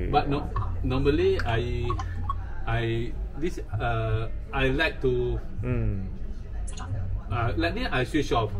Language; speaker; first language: English; non-native, local second language; Malay